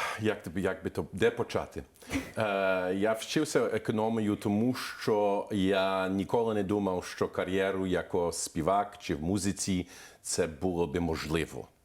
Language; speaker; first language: Ukrainian; early bilingual, heritage; Ukrainian